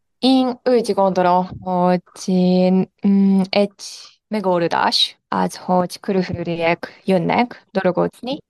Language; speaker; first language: Hungarian; non-native, learner; Japanese